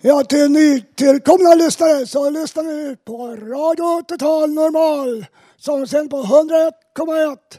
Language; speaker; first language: Swedish; native; Swedish